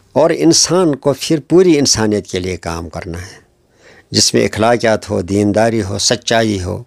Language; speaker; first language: Hindi; non-native, local second language; Kashmiri